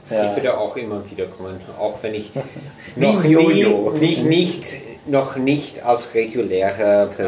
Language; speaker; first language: German; non-native, fluent; English